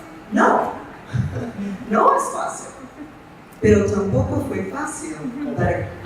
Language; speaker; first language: Spanish; non-native, fluent; English